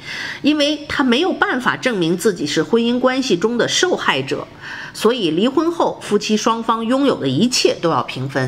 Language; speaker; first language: Chinese; native; Chinese